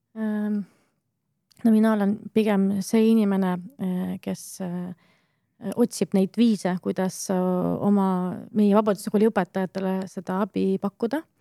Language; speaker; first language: Estonian; non-native, local second language; Russian